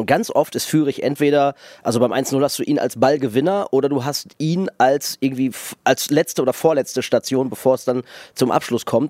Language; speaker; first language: German; native; German